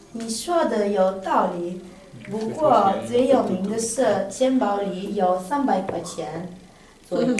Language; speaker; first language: Chinese; non-native, learner; Italian